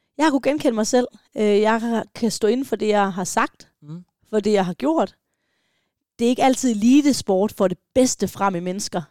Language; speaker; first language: Danish; native; Danish